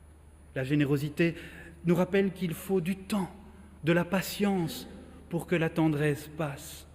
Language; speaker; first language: French; native; French